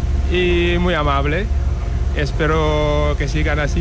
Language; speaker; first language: Spanish; non-native, learner; Wolof